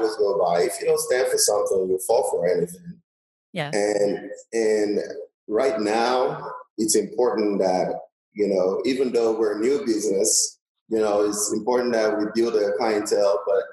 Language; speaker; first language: English; non-native, local second language; Yoruba